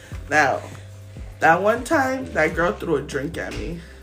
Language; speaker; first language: English; early bilingual, other home language; Spanish